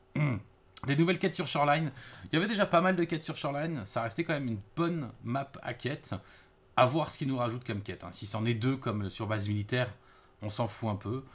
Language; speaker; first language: French; native; French